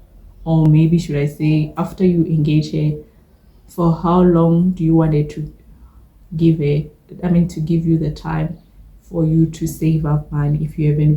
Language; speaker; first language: English; non-native, local second language; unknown